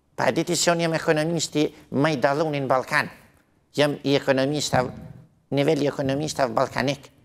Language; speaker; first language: Albanian; native; Albanian